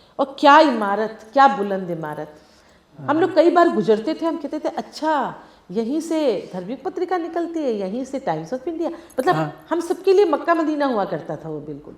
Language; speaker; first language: Hindi; non-native, local second language; Tamil